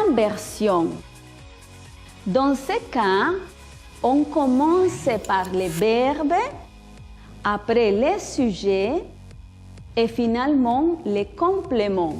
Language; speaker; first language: French; non-native, fluent; Spanish